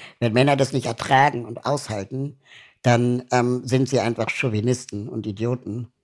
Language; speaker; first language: German; native; German